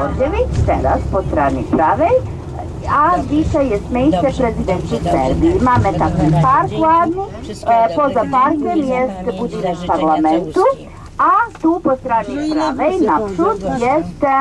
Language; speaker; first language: Polish; non-native, learner; Serbian